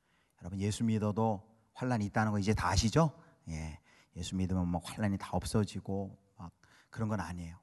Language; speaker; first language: Korean; native; Korean